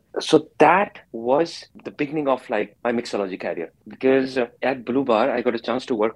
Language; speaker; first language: English; non-native, local second language; Hindi